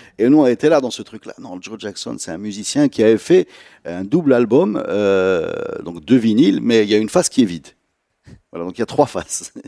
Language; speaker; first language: French; non-native, local second language; Arabic